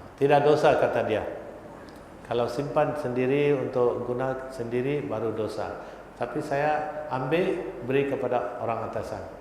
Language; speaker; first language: Malay; non-native, local second language; Tamil